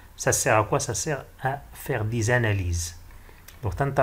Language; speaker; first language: French; non-native, local second language; Arabic